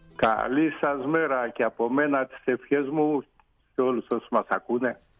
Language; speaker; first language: Greek; native; Greek